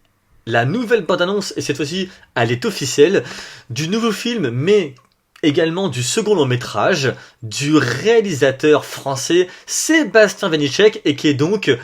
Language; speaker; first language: French; native; French